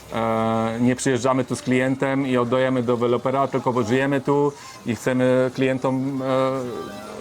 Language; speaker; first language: Polish; early bilingual, heritage; Polish